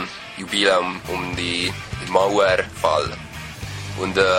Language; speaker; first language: German; non-native, learner; Hungarian